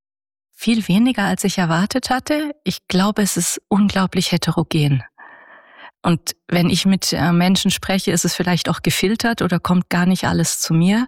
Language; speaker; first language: German; native; German